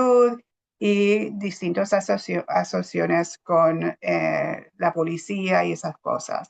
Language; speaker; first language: Spanish; non-native, fluent; English